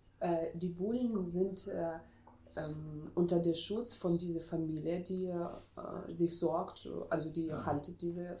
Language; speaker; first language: German; non-native, fluent; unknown